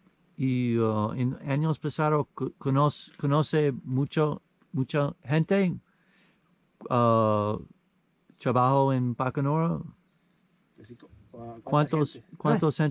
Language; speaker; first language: Spanish; non-native, learner; English